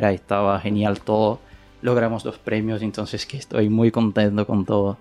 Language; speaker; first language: Spanish; non-native, learner; Portuguese